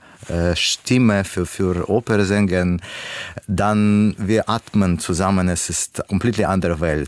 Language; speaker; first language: German; non-native, learner; Russian